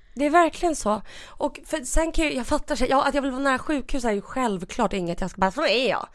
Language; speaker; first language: Swedish; early bilingual, other home language; Russian